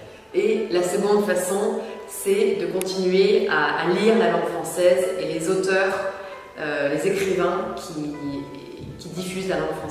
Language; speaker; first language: French; non-native, fluent; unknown